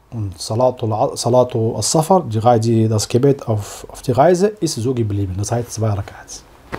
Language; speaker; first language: German; non-native, fluent; Arabic